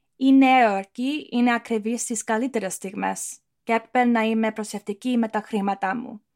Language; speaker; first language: Greek; early bilingual, heritage; Greek